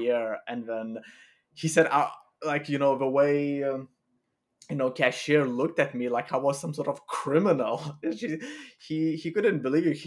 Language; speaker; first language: English; non-native, fluent; Lithuanian